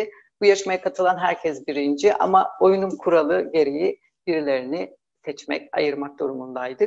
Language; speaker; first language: Turkish; native; Turkish